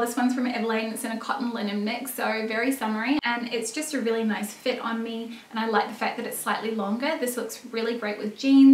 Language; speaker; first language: English; native; English